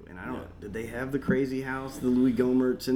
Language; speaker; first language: English; native; English